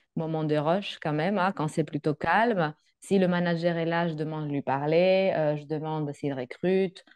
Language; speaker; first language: French; non-native, fluent; Greek